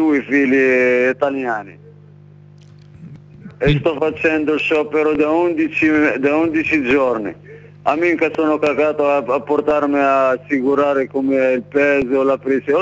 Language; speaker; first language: Italian; non-native, learner; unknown